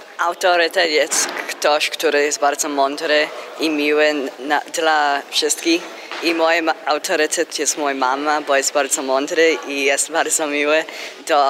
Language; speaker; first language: Polish; early bilingual, heritage; Polish